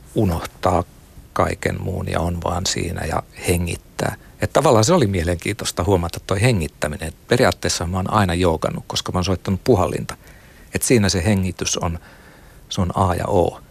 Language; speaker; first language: Finnish; native; Finnish